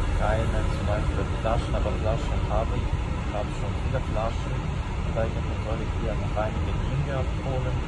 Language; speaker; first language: German; non-native, learner; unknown